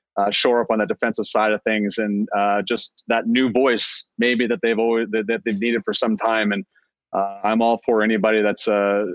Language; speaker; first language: English; native; English